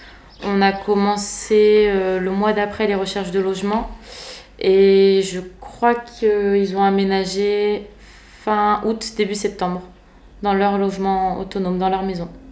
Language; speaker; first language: French; native; French